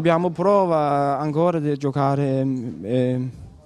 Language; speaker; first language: Italian; non-native, learner; Danish